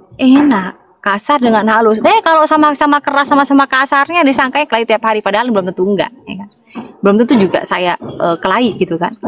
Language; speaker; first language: Indonesian; non-native, local second language; Madurese